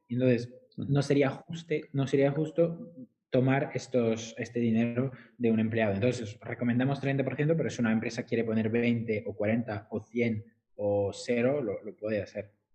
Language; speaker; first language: Spanish; non-native, fluent; French